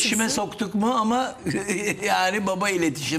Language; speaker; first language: Turkish; native; Turkish